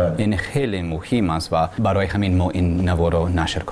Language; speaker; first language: Tajik; non-native, learner; English